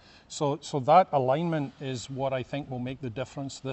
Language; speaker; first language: English; native; English